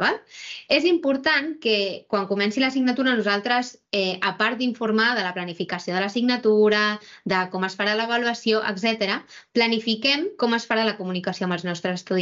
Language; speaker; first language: Catalan; native; Catalan